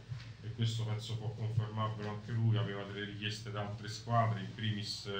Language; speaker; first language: Italian; native; Italian